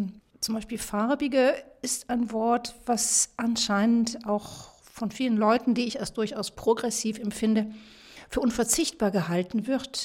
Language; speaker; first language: German; native; German